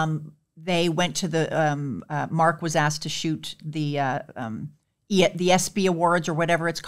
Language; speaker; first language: English; native; English